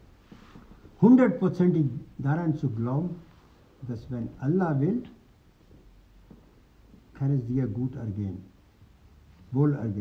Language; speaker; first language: German; non-native, fluent; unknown